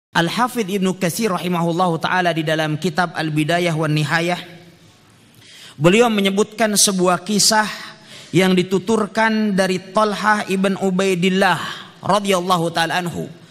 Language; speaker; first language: Indonesian; native; Indonesian